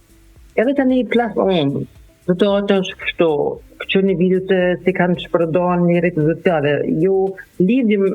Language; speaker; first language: Albanian; non-native, learner; German